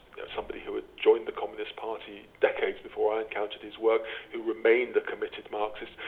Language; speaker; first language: English; native; English